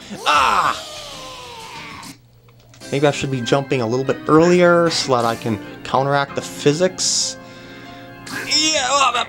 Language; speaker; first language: English; native; English